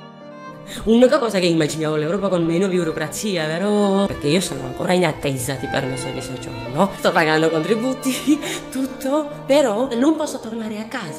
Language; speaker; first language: Italian; non-native, fluent; Georgian